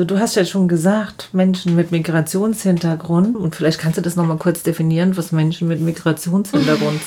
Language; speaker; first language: German; native; German